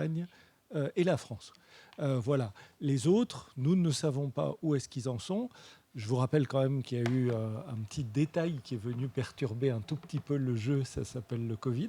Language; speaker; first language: French; native; French